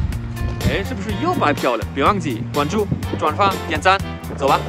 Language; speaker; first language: Chinese; non-native, fluent; German